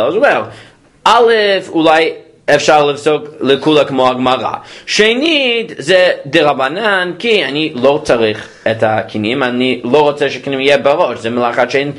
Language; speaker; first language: Hebrew; non-native, fluent; English